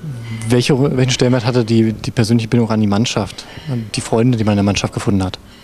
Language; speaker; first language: German; native; German